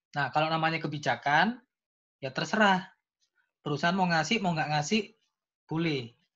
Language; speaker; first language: Indonesian; native; Indonesian